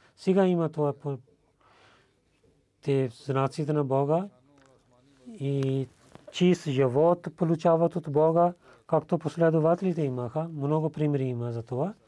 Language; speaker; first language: Bulgarian; non-native, learner; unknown